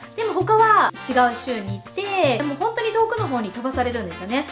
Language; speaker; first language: Japanese; native; Japanese